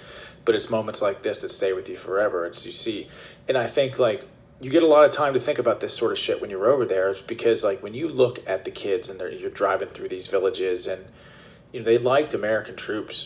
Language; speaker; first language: English; native; English